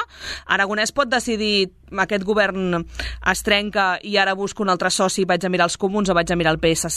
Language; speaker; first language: Catalan; native; Catalan